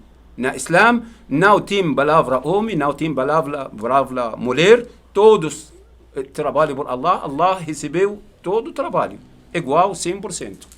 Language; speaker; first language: Portuguese; non-native, learner; Arabic